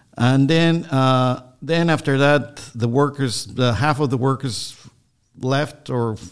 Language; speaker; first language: English; non-native, fluent; Spanish